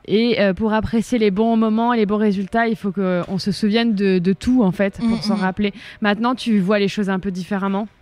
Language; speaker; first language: French; native; French